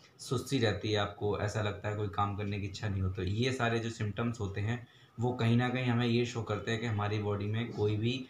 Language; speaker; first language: Hindi; native; Hindi